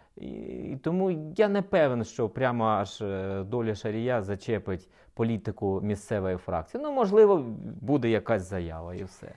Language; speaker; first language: Ukrainian; native; Ukrainian